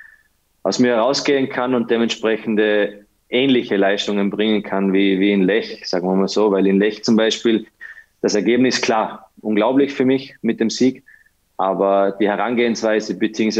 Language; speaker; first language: German; native; German